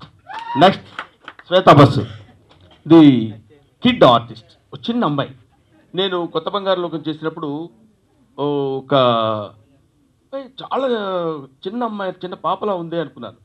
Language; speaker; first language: Telugu; native; Telugu